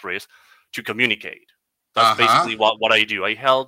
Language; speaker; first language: English; non-native, fluent; Spanish